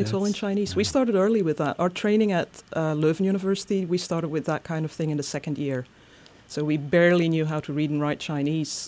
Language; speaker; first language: English; non-native, fluent; Dutch